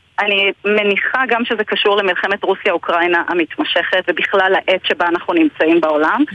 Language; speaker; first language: Hebrew; native; Hebrew